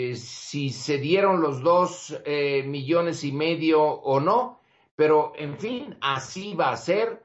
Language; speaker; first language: Spanish; native; Spanish